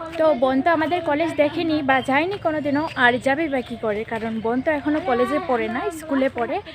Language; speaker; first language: Bangla; non-native, local second language; Rangpuri